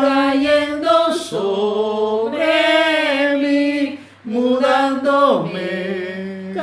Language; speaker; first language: Spanish; native; Spanish